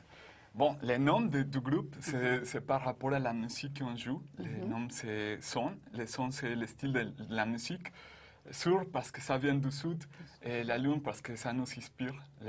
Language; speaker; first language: French; non-native, fluent; Spanish